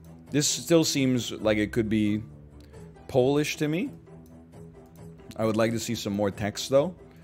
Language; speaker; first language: English; native; English